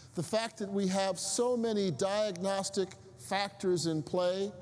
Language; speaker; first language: English; native; English